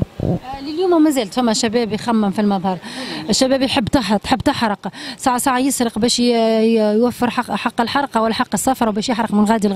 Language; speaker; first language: Arabic; native; Arabic